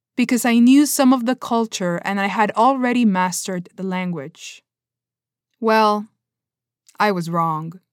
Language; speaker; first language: English; non-native, fluent; Spanish